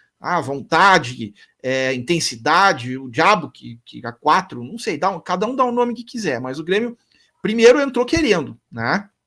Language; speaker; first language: Portuguese; native; Portuguese